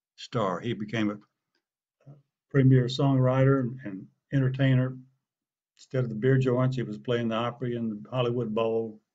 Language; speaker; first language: English; native; English